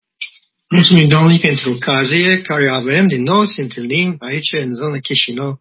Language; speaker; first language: Romanian; non-native, learner; English